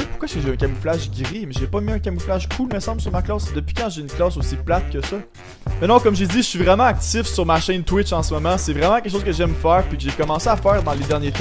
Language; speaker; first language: French; native; French